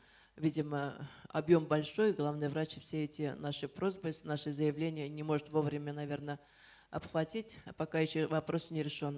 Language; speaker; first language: Russian; native; Russian